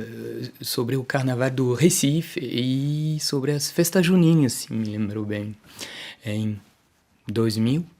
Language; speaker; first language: Portuguese; non-native, fluent; French